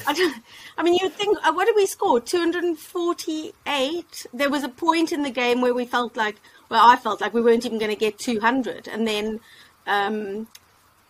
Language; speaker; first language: English; native; English